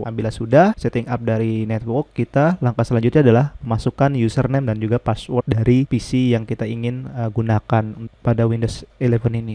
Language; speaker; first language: Indonesian; native; Indonesian